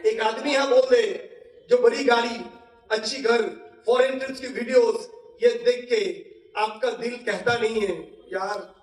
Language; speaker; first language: Hindi; non-native, local second language; Bangla